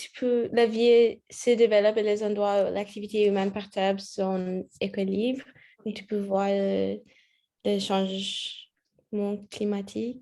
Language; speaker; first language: French; non-native, learner; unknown